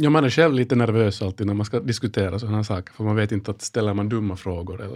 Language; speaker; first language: Swedish; native; Swedish